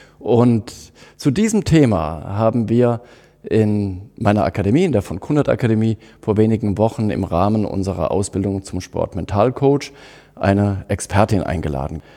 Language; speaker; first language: German; native; German